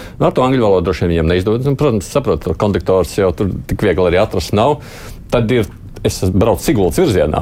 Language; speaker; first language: Latvian; native; Latvian